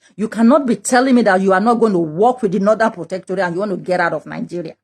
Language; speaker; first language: English; non-native, local second language; Yoruba